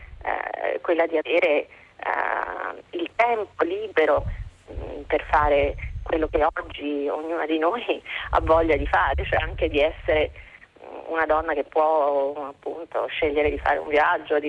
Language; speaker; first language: Italian; native; Italian